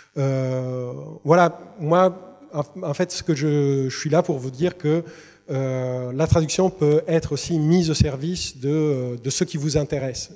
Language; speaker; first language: French; non-native, fluent; Italian